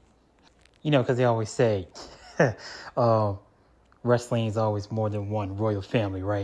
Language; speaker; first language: English; native; English